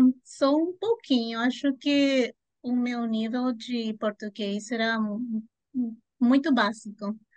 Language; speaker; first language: Portuguese; non-native, fluent; Spanish